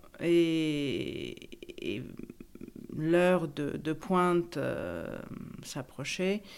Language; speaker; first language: French; non-native, fluent; Italian